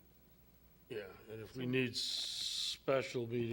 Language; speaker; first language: English; native; English